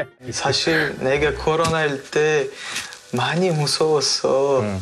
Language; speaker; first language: Korean; non-native, fluent; Uzbek